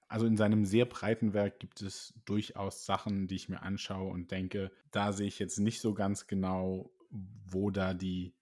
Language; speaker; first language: German; native; German